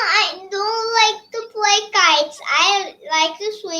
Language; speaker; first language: English; non-native, learner; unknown